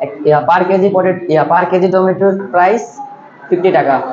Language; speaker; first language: English; non-native, learner; Bangla